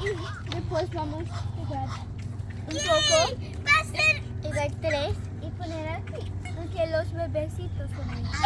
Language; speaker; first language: Spanish; non-native, learner; Portuguese